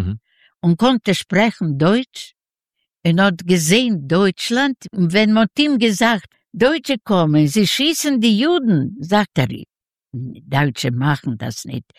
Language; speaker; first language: German; non-native, learner; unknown